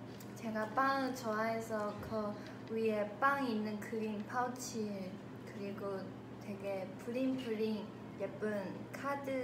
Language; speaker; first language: Korean; non-native, fluent; Chinese